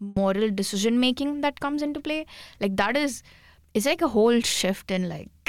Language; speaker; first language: English; non-native, local second language; Hindi